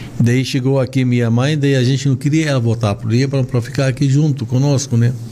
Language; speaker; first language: Portuguese; non-native, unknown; Arabic